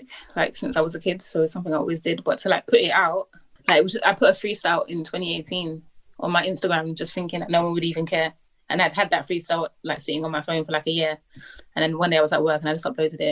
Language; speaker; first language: English; native; English